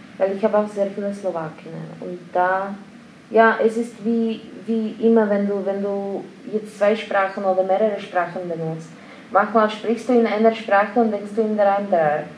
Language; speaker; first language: German; non-native, fluent; Slovak